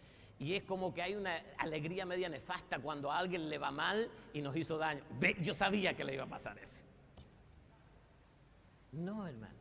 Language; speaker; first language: Spanish; native; Spanish